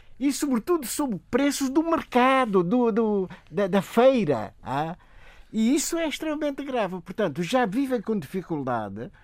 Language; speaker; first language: Portuguese; non-native, local second language; Upper Guinea Crioulo